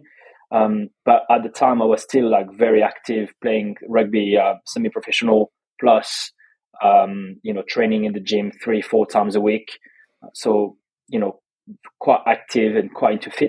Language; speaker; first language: English; non-native, fluent; French